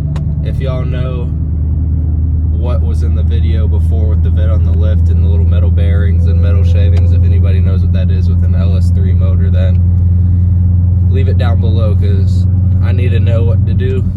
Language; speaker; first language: English; native; English